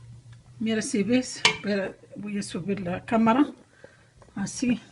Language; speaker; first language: Spanish; non-native, learner; Arabic